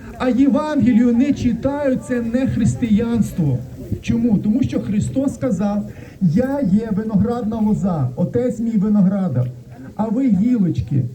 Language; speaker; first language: Ukrainian; non-native, local second language; Russian